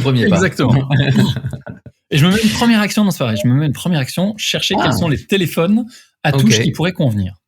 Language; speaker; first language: French; native; French